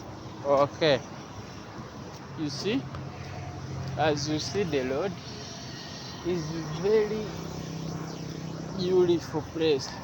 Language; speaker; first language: English; non-native, learner; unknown